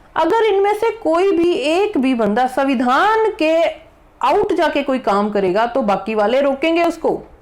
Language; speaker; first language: Hindi; non-native, local second language; Punjabi